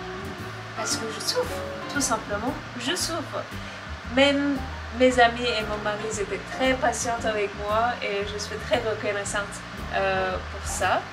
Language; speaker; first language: French; non-native, fluent; Turkish